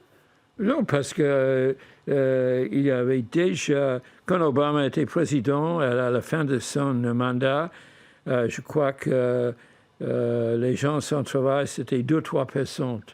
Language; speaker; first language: French; non-native, fluent; English